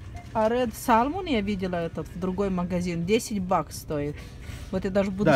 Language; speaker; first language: Russian; non-native, fluent; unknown